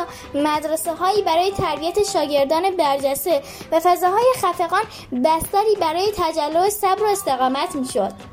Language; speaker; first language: Persian; native; Persian